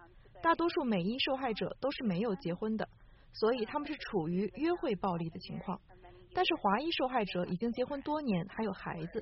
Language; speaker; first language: Chinese; native; Chinese